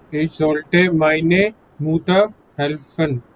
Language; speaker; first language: German; non-native, learner; Urdu